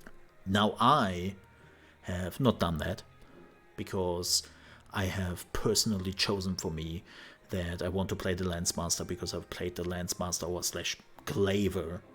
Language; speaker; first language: English; non-native, fluent; German